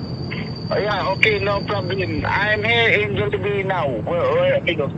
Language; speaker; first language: English; non-native, local second language; Cebuano